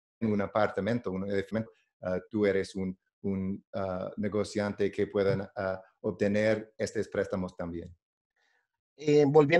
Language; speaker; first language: Spanish; non-native, learner; English